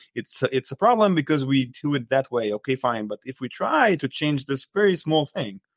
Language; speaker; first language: English; non-native, fluent; Arabic